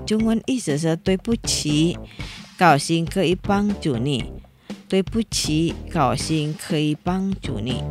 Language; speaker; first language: Chinese; non-native, learner; Indonesian